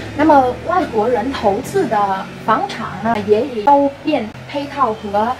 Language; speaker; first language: Chinese; non-native, fluent; Vietnamese